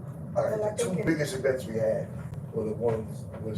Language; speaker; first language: English; native; English